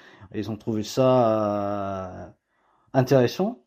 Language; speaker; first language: French; non-native, local second language; Kabyle